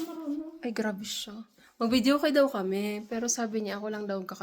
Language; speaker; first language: Filipino; non-native, local second language; Cebuano